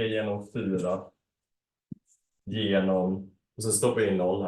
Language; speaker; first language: Swedish; native; Swedish